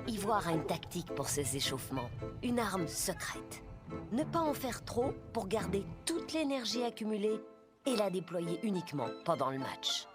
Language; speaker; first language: French; native; French